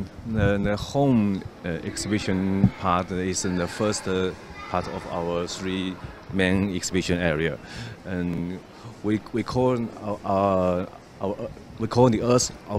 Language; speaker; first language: English; non-native, learner; Chinese